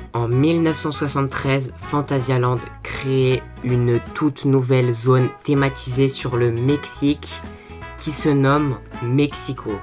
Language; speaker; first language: French; native; French